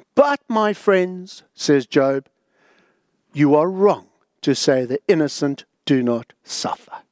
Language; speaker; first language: English; native; English